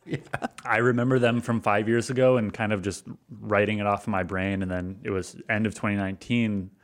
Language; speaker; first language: English; native; English